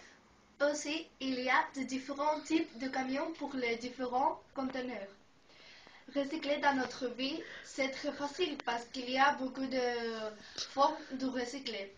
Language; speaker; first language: French; non-native, learner; Spanish